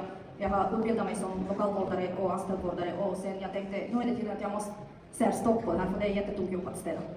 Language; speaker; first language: Swedish; non-native, fluent; Bulgarian